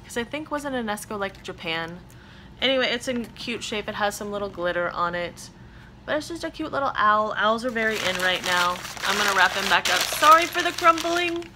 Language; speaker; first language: English; native; English